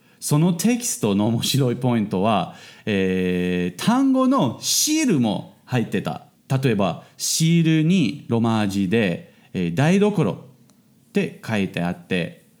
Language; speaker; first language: Japanese; non-native, fluent; English